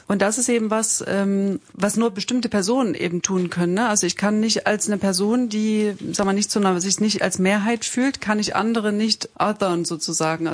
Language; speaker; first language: German; native; German